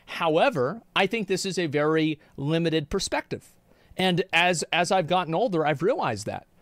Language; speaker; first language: English; native; English